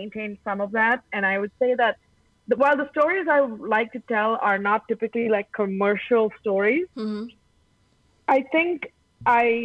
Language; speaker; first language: English; non-native, local second language; Tamil